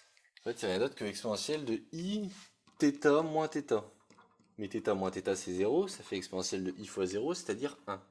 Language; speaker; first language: French; native; French